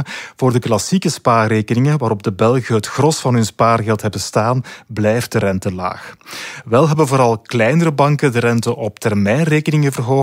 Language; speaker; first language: Dutch; native; Dutch